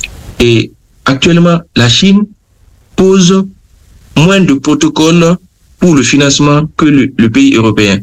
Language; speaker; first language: Spanish; non-native, learner; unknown